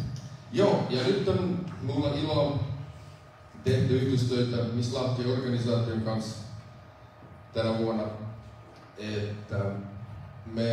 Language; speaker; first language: Finnish; non-native, fluent; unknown